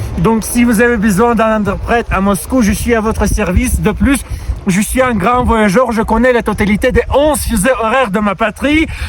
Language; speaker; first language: French; non-native, fluent; Russian